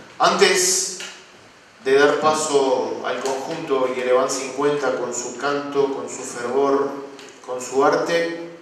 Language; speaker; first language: Spanish; native; Spanish